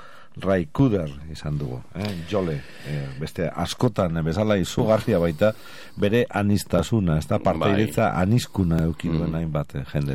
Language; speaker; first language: Basque; native; Basque